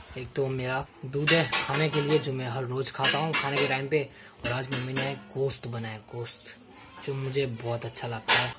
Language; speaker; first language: Hindi; non-native, local second language; Gujarati